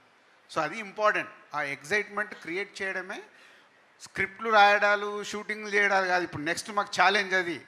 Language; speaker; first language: Telugu; native; Telugu